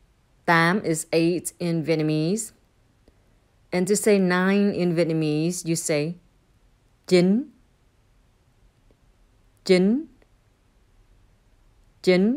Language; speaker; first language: English; non-native, fluent; Vietnamese